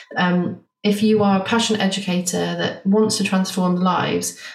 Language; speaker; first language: English; native; English